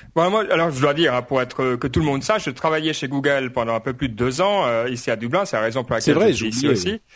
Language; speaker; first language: French; native; French